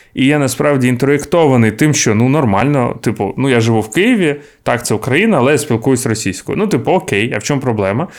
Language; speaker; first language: Ukrainian; non-native, local second language; Russian